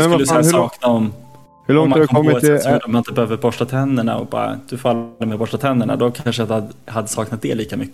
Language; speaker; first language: Swedish; native; Swedish